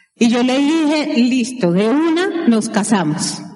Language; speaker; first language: Spanish; native; Spanish